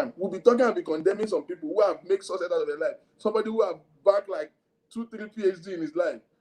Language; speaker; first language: English; non-native, local second language; Yoruba